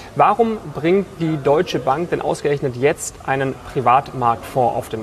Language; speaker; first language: German; native; German